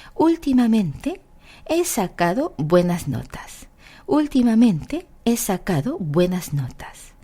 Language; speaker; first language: Spanish; non-native, fluent; Korean